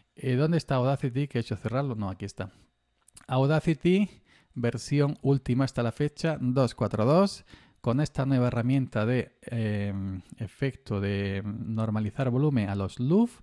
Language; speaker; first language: Spanish; native; Spanish